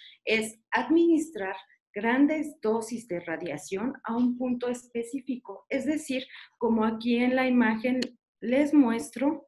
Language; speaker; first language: Spanish; native; Spanish